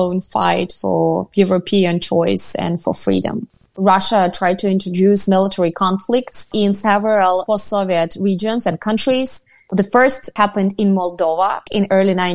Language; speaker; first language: English; non-native, fluent; Ukrainian